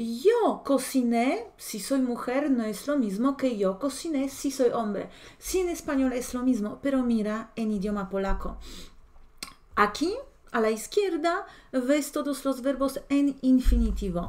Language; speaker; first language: Spanish; non-native, fluent; Polish